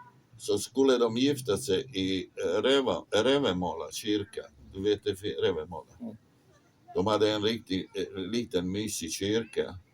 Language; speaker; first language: Swedish; non-native, fluent; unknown